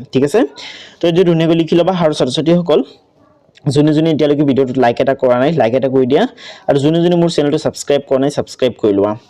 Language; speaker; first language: Assamese; native; Assamese